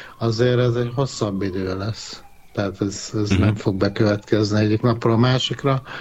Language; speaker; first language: Hungarian; native; Hungarian